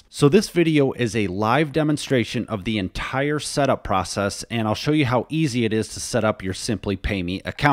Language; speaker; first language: English; native; English